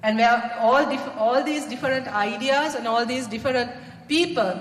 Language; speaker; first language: English; non-native, local second language; Sinhala